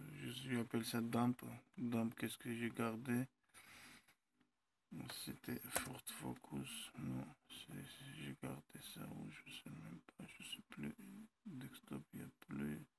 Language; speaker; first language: French; non-native, learner; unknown